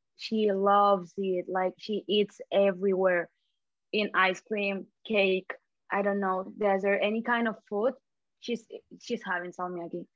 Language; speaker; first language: English; non-native, fluent; Spanish